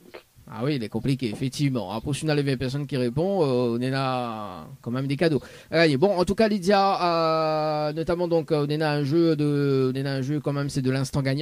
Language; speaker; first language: French; native; French